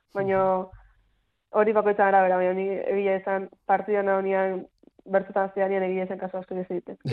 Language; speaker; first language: Basque; native; Basque